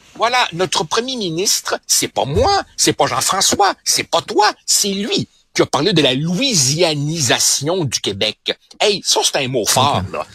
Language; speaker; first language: French; early bilingual, other home language; Spanish